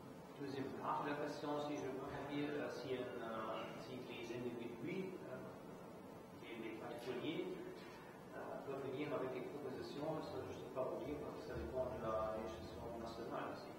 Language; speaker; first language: French; non-native, fluent; German